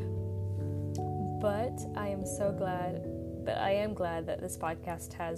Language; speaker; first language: English; native; English